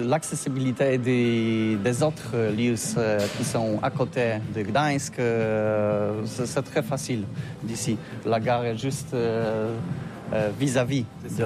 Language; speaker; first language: French; non-native, learner; Polish